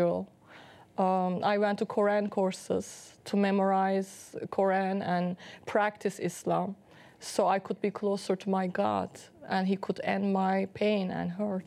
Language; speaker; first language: English; non-native, fluent; Turkish